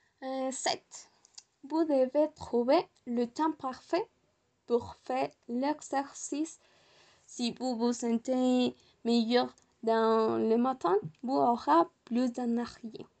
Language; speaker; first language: French; non-native, learner; Spanish